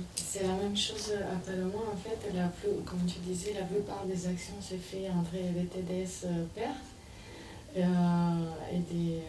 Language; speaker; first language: French; non-native, fluent; Romanian